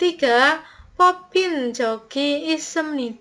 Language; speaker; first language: Korean; non-native, learner; Indonesian